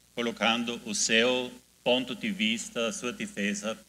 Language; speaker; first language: Portuguese; non-native, fluent; German